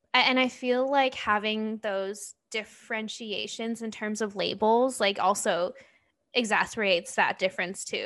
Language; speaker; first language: English; non-native, local second language; Cantonese